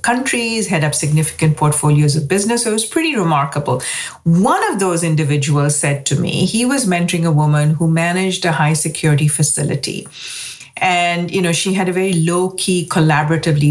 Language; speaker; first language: English; non-native, local second language; Hindi